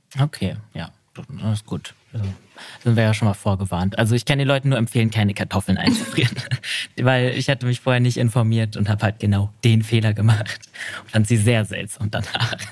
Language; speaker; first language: German; native; German